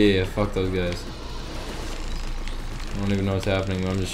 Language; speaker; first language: English; native; English